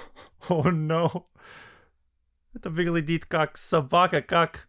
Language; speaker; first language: Russian; non-native, fluent; English